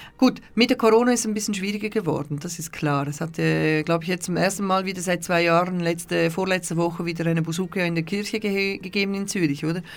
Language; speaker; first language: German; early bilingual, other home language; Turkish